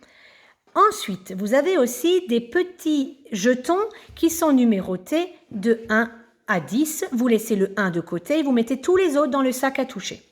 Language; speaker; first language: French; native; French